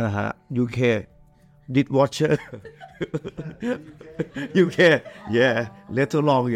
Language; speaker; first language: English; non-native, learner; Thai